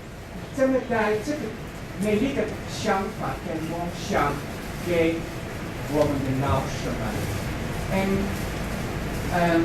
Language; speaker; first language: Chinese; non-native, fluent; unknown